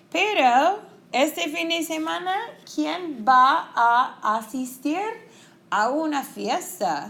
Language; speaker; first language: Spanish; non-native, fluent; English